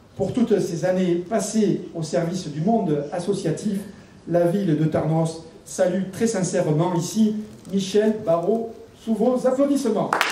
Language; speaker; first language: French; native; French